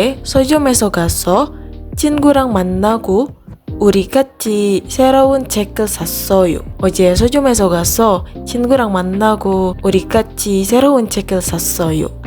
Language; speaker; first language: Korean; non-native, learner; Indonesian